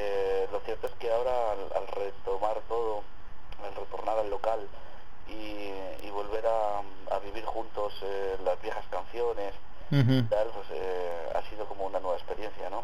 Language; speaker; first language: Spanish; native; Spanish